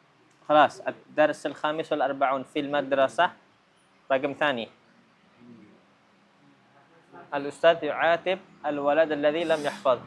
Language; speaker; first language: Arabic; non-native, fluent; Indonesian